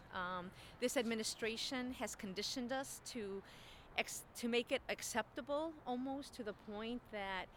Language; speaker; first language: English; native; English